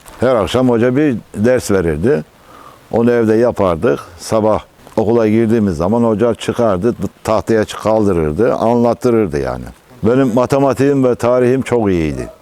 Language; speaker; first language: Turkish; native; Turkish